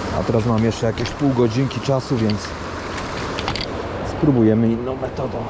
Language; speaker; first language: Polish; native; Polish